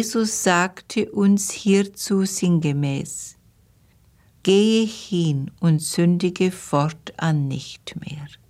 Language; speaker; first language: German; native; German